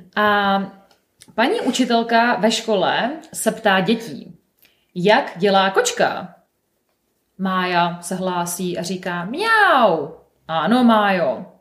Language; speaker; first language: Czech; native; Czech